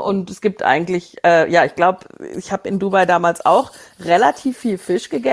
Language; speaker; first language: German; native; German